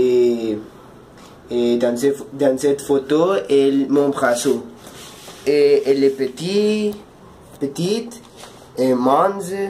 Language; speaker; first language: French; non-native, learner; Spanish